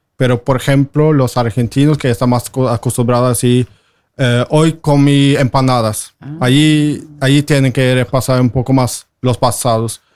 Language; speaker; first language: Spanish; non-native, fluent; Norwegian